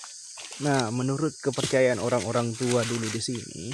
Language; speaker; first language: Indonesian; native; Indonesian